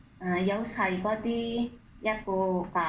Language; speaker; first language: Cantonese; non-native, learner; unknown